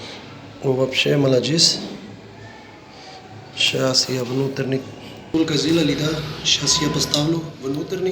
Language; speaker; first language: Russian; non-native, learner; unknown